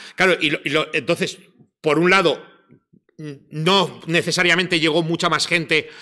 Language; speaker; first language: Spanish; native; Spanish